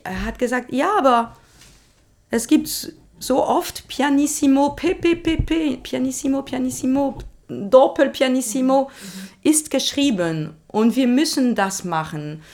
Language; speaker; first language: German; non-native, learner; French